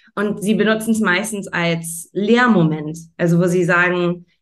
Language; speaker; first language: German; early bilingual, heritage; German